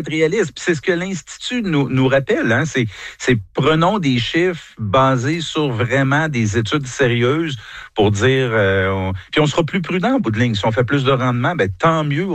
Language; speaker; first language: French; native; French